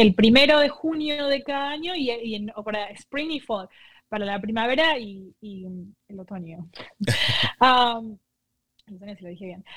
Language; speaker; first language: Spanish; native; Spanish